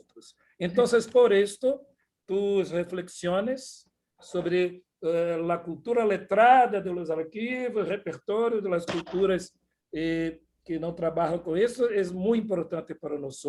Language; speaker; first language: Portuguese; non-native, fluent; Spanish